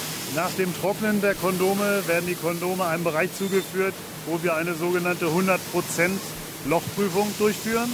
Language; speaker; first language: German; native; German